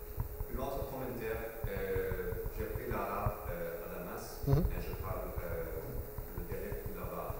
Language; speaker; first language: French; non-native, fluent; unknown